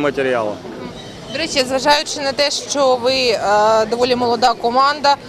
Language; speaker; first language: Ukrainian; native; Ukrainian